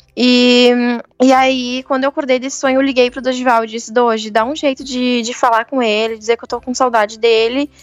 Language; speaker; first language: Portuguese; native; Portuguese